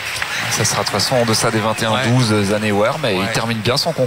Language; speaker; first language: French; native; French